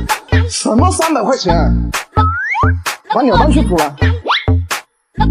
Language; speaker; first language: Chinese; native; Chinese